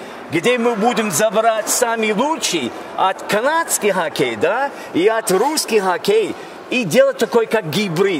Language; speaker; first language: Russian; non-native, fluent; English